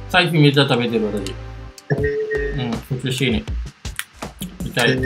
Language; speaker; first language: Japanese; non-native, learner; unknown